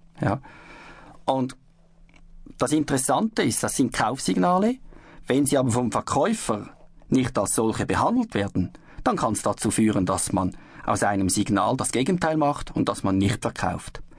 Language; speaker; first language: German; native; German